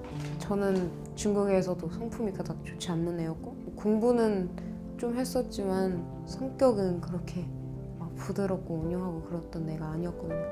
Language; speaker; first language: Korean; non-native, fluent; Chinese